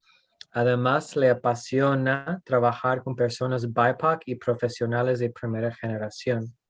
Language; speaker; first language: Spanish; non-native, fluent; English